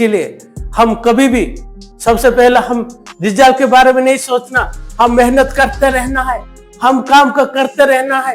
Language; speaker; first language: Hindi; non-native, local second language; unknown